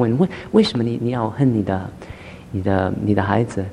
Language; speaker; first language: Chinese; early bilingual, heritage; Chinese